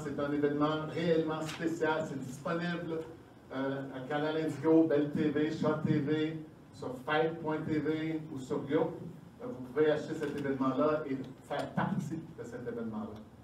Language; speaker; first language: French; native; French